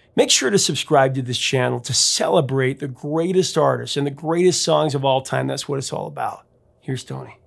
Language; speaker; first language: English; native; English